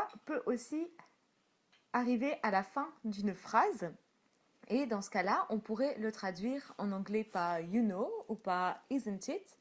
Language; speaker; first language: French; native; French